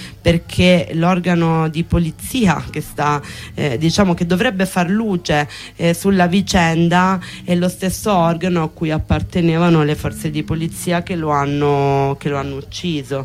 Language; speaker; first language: Italian; native; Italian